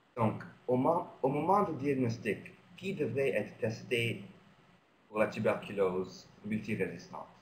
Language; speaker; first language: French; non-native, local second language; English